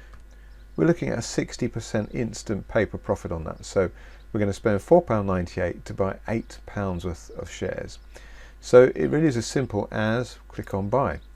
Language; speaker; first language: English; native; English